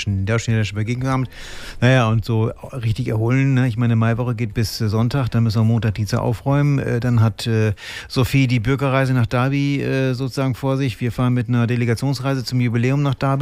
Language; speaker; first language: German; native; German